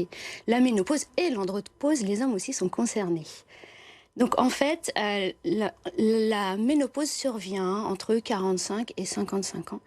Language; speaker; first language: French; native; French